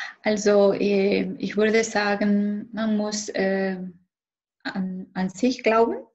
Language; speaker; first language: German; non-native, fluent; Spanish